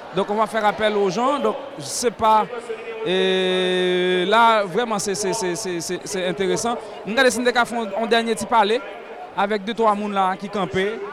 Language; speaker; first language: French; non-native, local second language; Haitian Creole